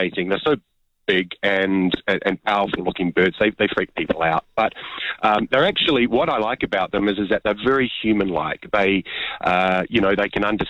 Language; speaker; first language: English; native; English